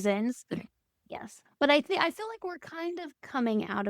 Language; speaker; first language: English; native; English